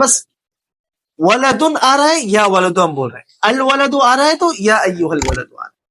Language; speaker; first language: Urdu; native; Urdu